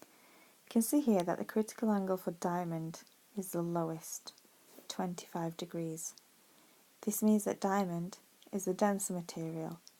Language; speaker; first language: English; native; English